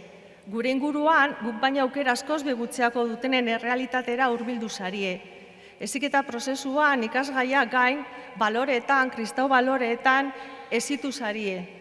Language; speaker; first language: Basque; native; Basque